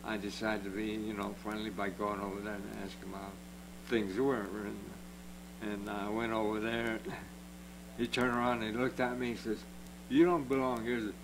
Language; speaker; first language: English; native; English